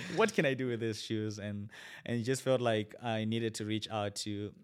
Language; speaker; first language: English; non-native, local second language; Shona